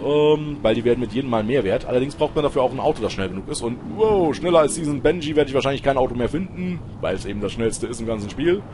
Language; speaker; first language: German; native; German